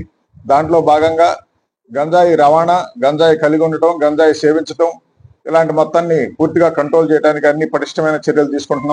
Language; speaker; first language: Telugu; native; Telugu